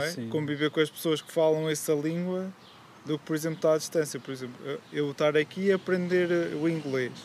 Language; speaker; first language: Portuguese; native; Portuguese